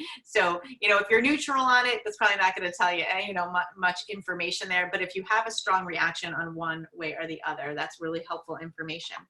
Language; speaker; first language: English; native; English